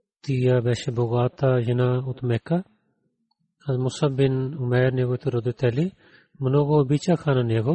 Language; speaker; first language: Bulgarian; non-native, learner; Urdu